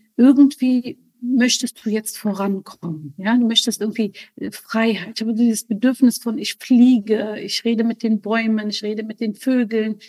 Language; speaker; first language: German; early bilingual, other home language; Arabic